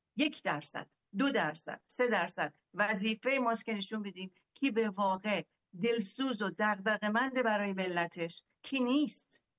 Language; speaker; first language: Persian; native; Persian